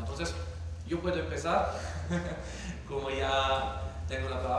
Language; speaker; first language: Spanish; non-native, fluent; Italian